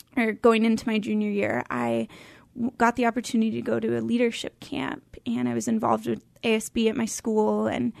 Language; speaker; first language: English; native; English